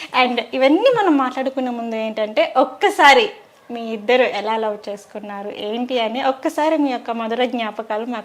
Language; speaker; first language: Telugu; native; Telugu